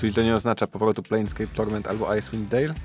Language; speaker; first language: Polish; native; Polish